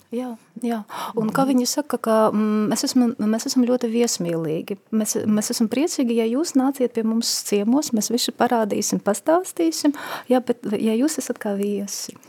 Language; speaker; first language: Latvian; non-native, local second language; Russian